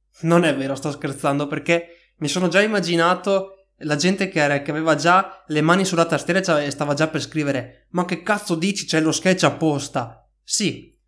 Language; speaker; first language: Italian; native; Italian